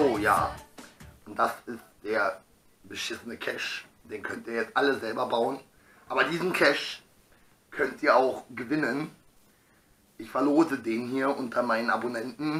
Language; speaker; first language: German; native; German